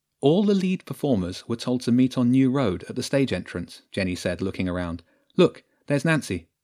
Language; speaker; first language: English; native; English